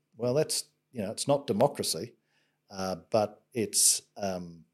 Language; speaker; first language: English; native; English